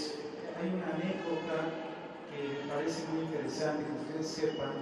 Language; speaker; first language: Spanish; native; Spanish